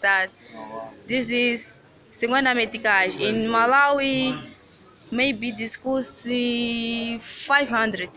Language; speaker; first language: English; non-native, learner; Portuguese